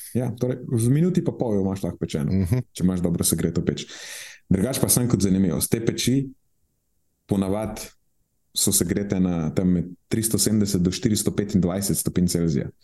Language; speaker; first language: Slovenian; non-native, local second language; Serbian